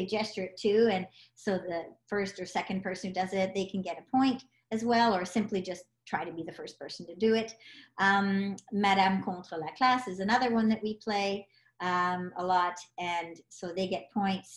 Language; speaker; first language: English; native; English